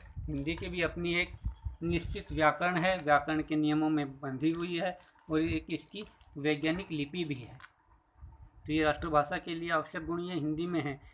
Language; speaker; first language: Hindi; native; Hindi